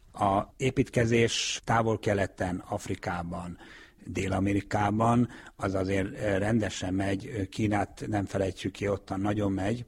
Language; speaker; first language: Hungarian; early bilingual, heritage; Hungarian